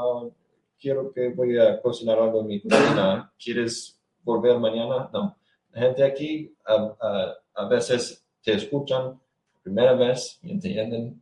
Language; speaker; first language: Spanish; non-native, learner; English